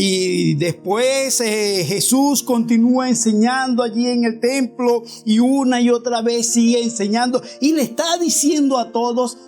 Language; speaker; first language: Spanish; native; Spanish